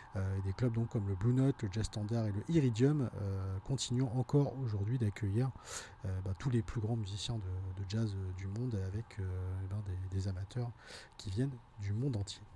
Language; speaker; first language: French; native; French